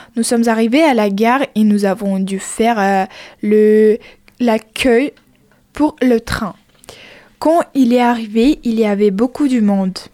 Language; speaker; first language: French; non-native, fluent; Ukrainian